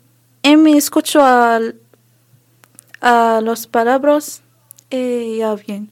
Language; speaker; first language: Spanish; non-native, learner; Arabic